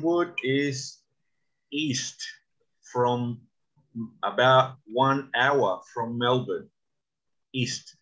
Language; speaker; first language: English; non-native, fluent; Spanish